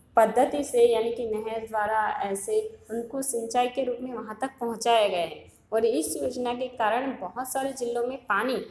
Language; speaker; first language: Hindi; non-native, local second language; Gujarati